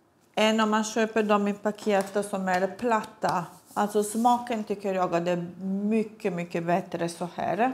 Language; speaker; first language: Swedish; non-native, fluent; Italian